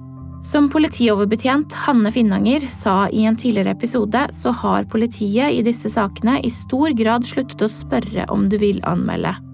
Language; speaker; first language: Norwegian; native; Norwegian